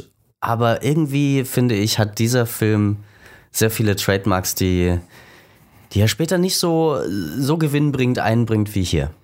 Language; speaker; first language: German; native; German